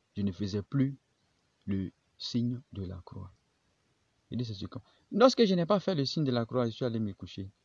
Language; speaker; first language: French; non-native, local second language; Baoulé